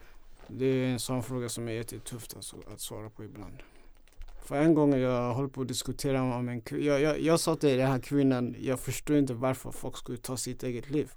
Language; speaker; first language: Swedish; non-native, fluent; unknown